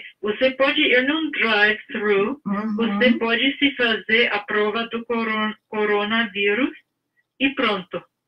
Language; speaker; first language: Portuguese; non-native, fluent; English